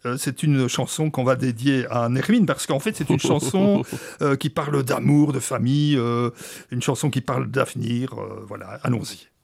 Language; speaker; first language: French; native; French